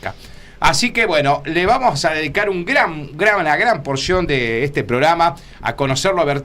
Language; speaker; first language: Spanish; native; Spanish